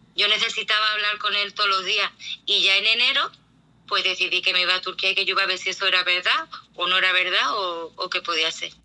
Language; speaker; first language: Spanish; native; Spanish